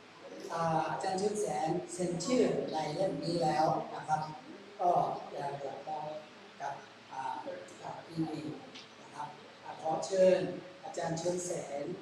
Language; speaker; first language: Thai; non-native, local second language; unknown